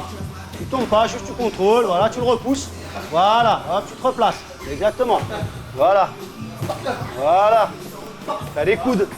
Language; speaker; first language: French; native; French